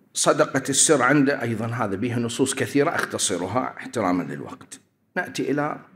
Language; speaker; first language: Arabic; native; Arabic